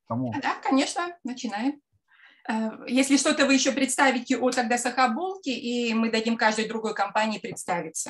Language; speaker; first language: Russian; native; Russian